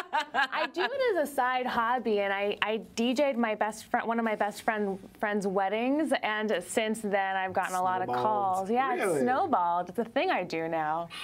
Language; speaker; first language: English; native; English